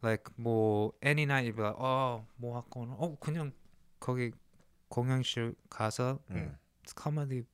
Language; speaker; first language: Korean; early bilingual, heritage; English